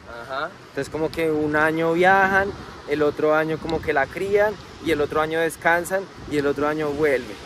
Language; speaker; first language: Spanish; native; Spanish